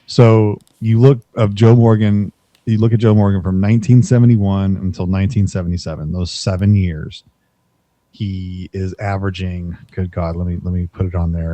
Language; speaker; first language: English; native; English